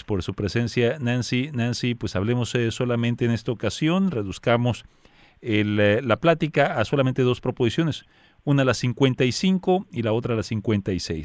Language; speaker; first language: Spanish; native; Spanish